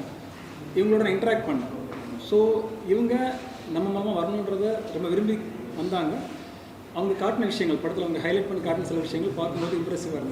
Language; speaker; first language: Tamil; native; Tamil